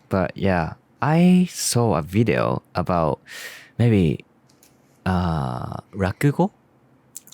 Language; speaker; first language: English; non-native, learner; Japanese